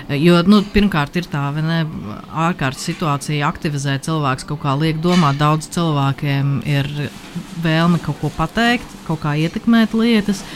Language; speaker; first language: Latvian; native; Latvian